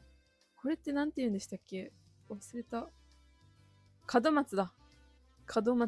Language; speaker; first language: Japanese; native; Japanese